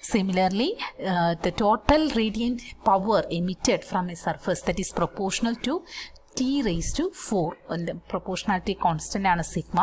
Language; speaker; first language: English; non-native, local second language; Malayalam